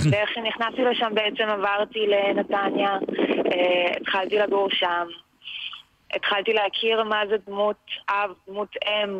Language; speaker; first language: Hebrew; early bilingual, other home language; Russian